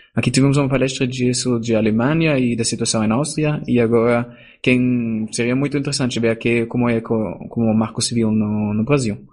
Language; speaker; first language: Portuguese; non-native, fluent; German